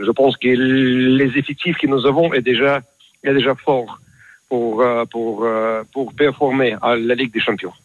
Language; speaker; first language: French; non-native, learner; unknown